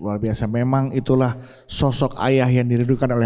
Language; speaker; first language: Indonesian; native; Indonesian